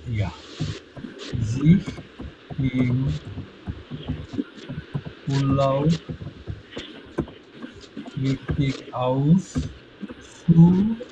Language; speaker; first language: German; non-native, fluent; Bangla